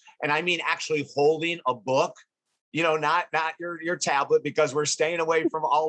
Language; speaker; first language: English; native; English